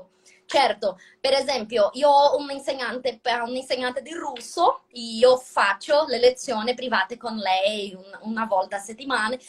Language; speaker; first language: Italian; non-native, learner; Portuguese